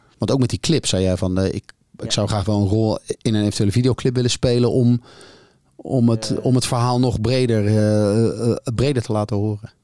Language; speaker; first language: Dutch; native; Dutch